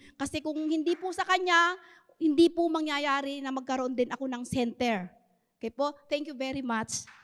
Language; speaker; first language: Filipino; native; Filipino